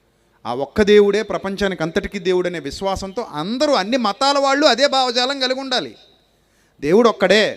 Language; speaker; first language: Telugu; native; Telugu